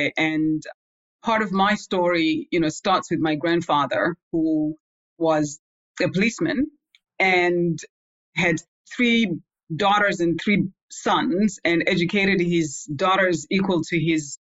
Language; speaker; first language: English; non-native, local second language; Shona